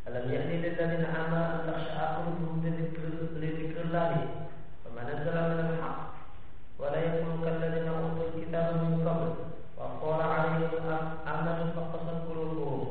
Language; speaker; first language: Arabic; non-native, fluent; Indonesian